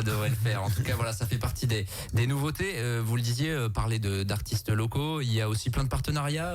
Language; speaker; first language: French; native; French